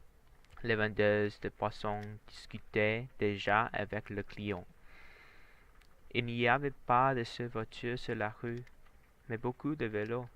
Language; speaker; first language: French; non-native, learner; Vietnamese